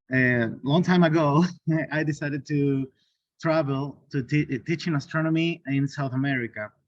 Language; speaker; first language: English; non-native, learner; Spanish